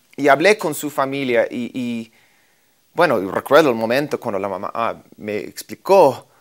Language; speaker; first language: Spanish; non-native, fluent; English